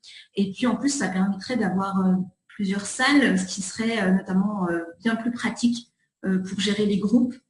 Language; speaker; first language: French; native; French